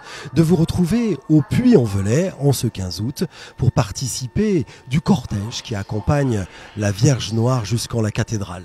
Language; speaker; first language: French; native; French